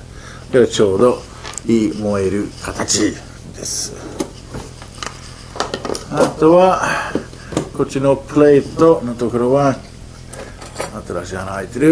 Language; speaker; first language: Japanese; non-native, fluent; English